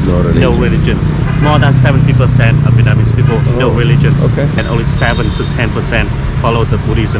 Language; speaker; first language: English; non-native, fluent; Vietnamese